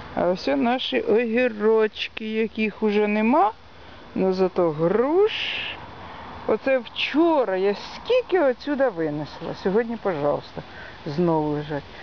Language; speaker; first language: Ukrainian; native; Ukrainian